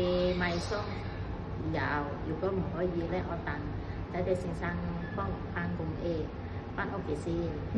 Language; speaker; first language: Cantonese; non-native, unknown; Indonesian